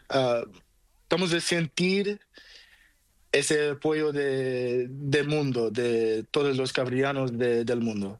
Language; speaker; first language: Spanish; non-native, learner; Portuguese